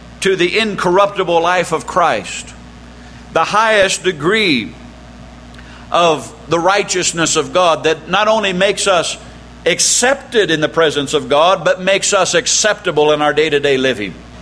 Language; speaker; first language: English; native; English